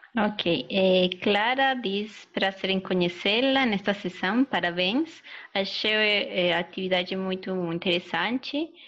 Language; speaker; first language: Portuguese; non-native, fluent; Spanish